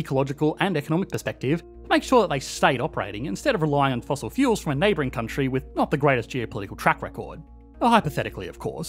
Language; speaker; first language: English; native; English